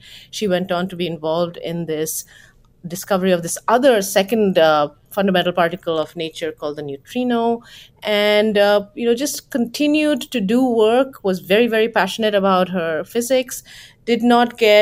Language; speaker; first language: English; non-native, local second language; Bangla